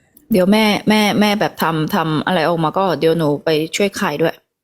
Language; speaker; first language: Thai; early bilingual, heritage; Thai